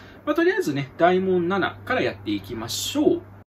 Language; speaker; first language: Japanese; native; Japanese